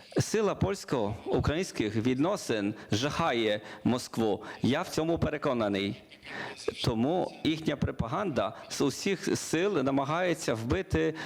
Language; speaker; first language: Ukrainian; non-native, learner; Polish